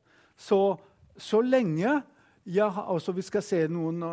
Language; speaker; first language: Norwegian; non-native, fluent; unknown